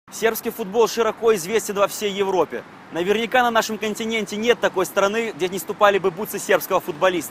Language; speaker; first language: Russian; native; Russian